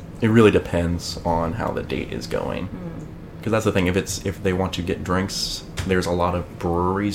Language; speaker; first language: English; native; English